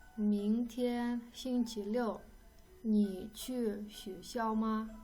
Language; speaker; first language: Chinese; non-native, fluent; Kyrgyz